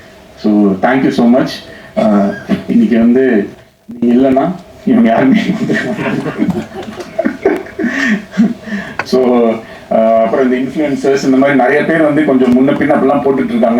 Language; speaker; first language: Tamil; native; Tamil